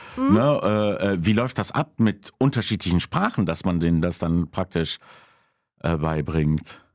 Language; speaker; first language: German; early bilingual, other home language; Polish